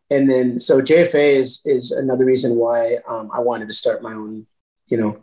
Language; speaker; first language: English; native; English